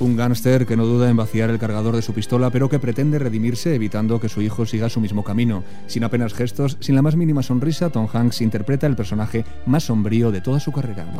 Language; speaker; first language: Spanish; native; Spanish